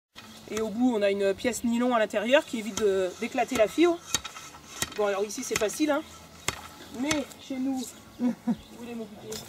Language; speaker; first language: French; native; French